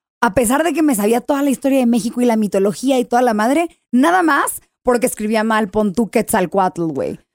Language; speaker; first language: Spanish; early bilingual, heritage; English